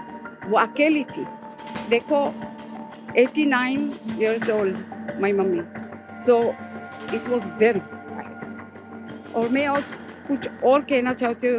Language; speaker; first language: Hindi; early bilingual, heritage; Hindi